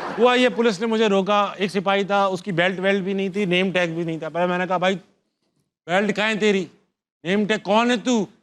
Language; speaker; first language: Urdu; native; Urdu